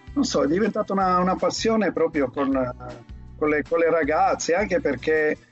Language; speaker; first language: Italian; native; Italian